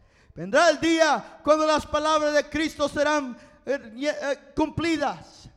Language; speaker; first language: Spanish; non-native, fluent; English